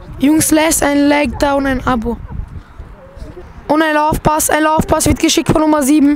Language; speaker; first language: German; non-native, learner; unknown